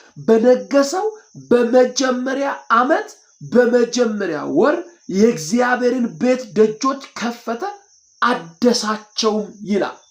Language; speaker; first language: Amharic; non-native, local second language; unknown